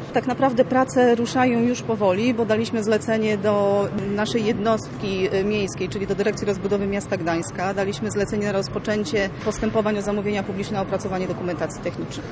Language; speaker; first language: Polish; native; Polish